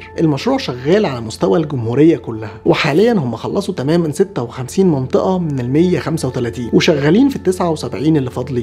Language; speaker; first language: Arabic; native; Arabic